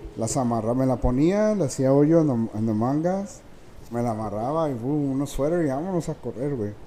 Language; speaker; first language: Spanish; early bilingual, heritage; Spanish